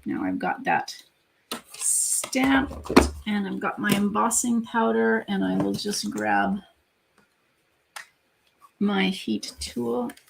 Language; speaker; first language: English; native; English